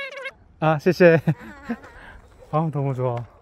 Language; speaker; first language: Chinese; non-native, learner; Korean